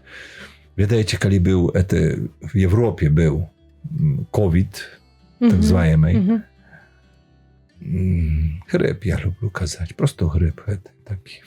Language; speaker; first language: Polish; non-native, learner; Belarusian